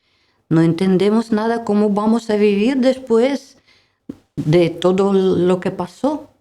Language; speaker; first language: Spanish; non-native, learner; Russian